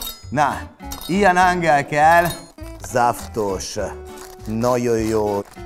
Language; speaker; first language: Hungarian; non-native, fluent; Italian